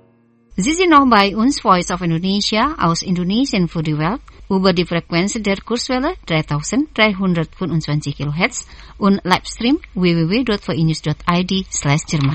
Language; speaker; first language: German; non-native, fluent; Indonesian